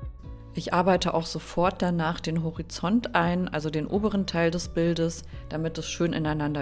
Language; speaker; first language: German; native; German